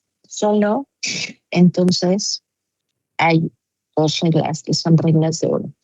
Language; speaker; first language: Spanish; native; Spanish